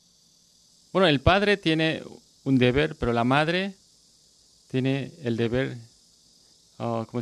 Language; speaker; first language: Spanish; non-native, learner; Korean